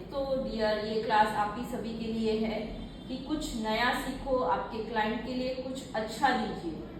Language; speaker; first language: Hindi; native; Hindi